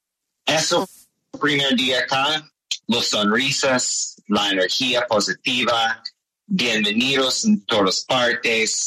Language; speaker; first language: Spanish; non-native, learner; English